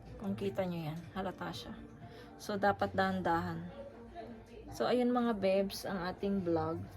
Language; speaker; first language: Filipino; native; Filipino